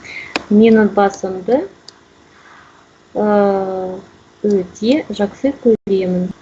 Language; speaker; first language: Kazakh; non-native, learner; Russian